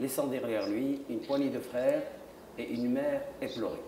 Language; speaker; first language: French; non-native, local second language; Arabic